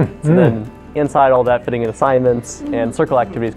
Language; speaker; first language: English; native; English